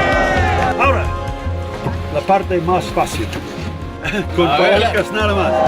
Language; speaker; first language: Spanish; non-native, fluent; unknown